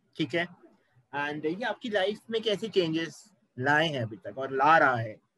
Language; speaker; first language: Hindi; native; Hindi